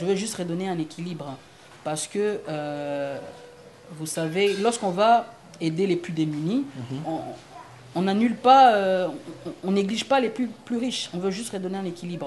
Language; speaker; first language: French; non-native, local second language; Lingala